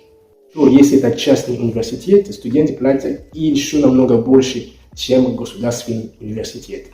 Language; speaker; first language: Russian; non-native, fluent; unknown